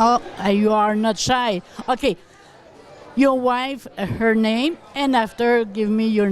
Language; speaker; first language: English; non-native, local second language; French